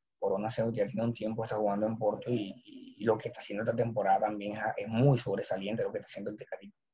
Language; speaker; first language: Spanish; native; Spanish